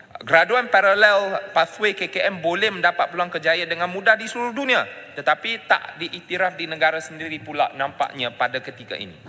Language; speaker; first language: Malay; non-native, local second language; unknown